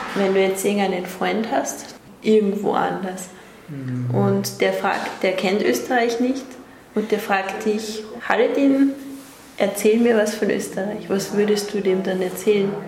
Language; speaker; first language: German; native; German